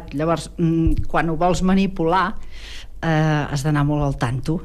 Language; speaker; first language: Catalan; native; Catalan